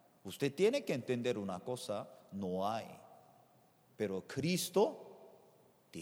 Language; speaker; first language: Spanish; non-native, fluent; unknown